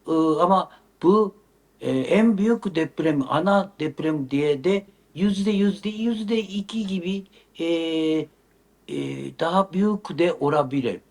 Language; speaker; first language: Turkish; non-native, learner; Japanese